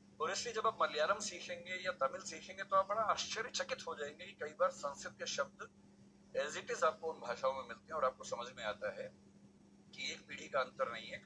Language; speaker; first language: Hindi; native; Hindi